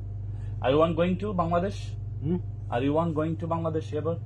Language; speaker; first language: English; non-native, learner; Bangla